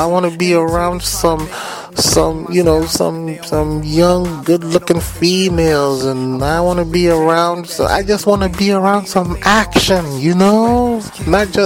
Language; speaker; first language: English; non-native, local second language; Akan